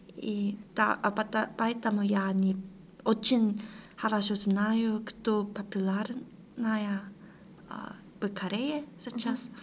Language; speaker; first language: Russian; non-native, learner; Korean